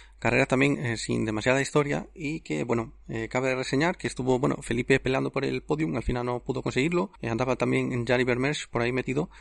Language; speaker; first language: Spanish; native; Spanish